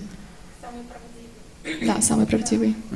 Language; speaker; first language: Russian; native; Russian